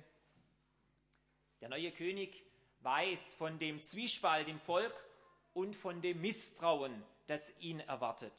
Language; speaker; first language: German; native; German